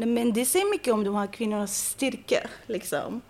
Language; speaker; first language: Swedish; non-native, fluent; Arabic